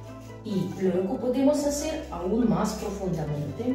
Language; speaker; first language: Spanish; non-native, fluent; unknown